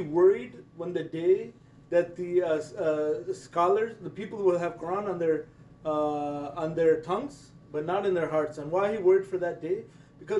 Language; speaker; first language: English; native; English